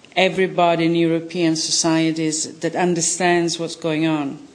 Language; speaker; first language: English; non-native, fluent; Italian